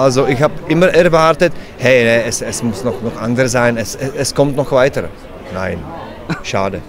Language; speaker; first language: German; non-native, learner; Czech